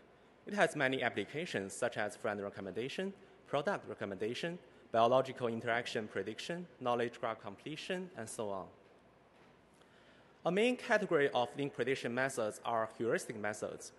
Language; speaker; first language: English; non-native, fluent; Chinese